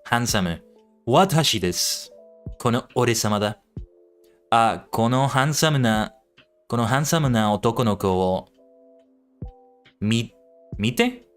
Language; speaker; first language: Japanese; non-native, learner; English